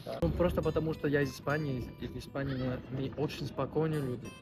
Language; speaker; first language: Russian; non-native, learner; Spanish